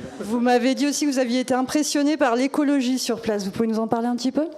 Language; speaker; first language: French; native; French